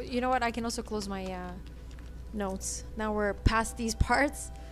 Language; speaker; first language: English; early bilingual, other home language; Italian